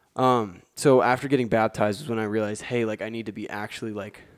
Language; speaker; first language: English; native; English